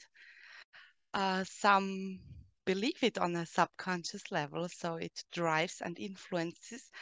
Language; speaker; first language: English; non-native, fluent; German